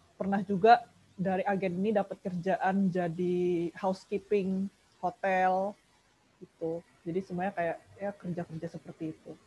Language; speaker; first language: Indonesian; native; Indonesian